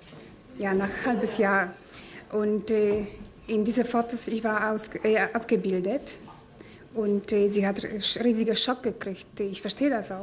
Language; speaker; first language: German; non-native, fluent; Polish